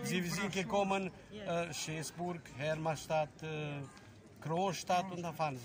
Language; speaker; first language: German; non-native, fluent; Romanian